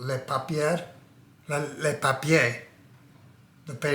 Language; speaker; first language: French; non-native, learner; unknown